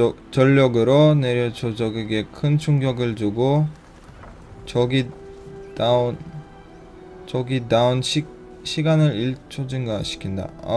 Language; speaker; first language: Korean; non-native, learner; Russian